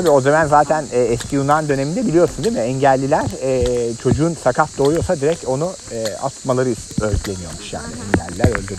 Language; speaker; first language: Turkish; native; Turkish